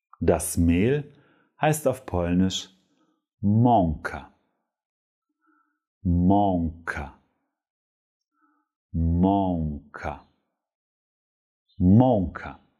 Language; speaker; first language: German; non-native, fluent; Polish